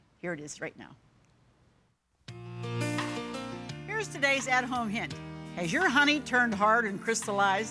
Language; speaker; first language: English; native; English